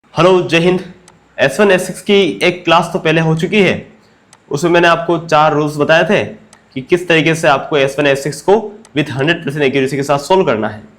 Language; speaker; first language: Hindi; native; Hindi